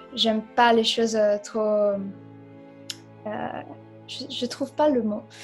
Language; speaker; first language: French; non-native, fluent; Italian